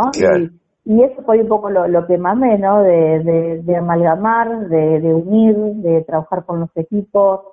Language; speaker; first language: Spanish; native; Spanish